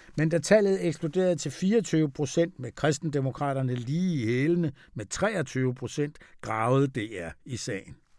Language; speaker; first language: Danish; native; Danish